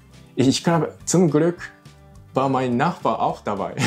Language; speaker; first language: German; non-native, learner; Japanese